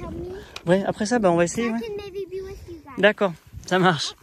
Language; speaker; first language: French; native; French